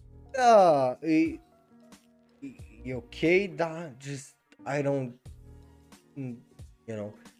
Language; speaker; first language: English; non-native, fluent; Romanian